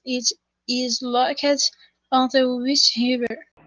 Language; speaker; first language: English; non-native, learner; Portuguese